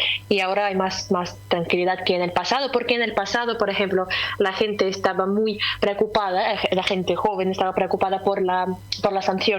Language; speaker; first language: Spanish; non-native, fluent; Russian